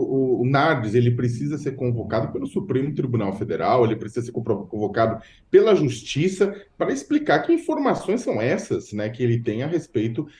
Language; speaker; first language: Portuguese; native; Portuguese